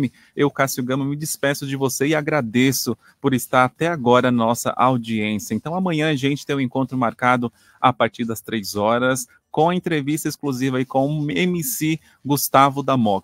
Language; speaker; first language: Portuguese; native; Portuguese